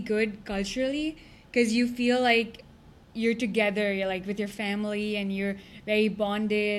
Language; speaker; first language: English; non-native, local second language; Gujarati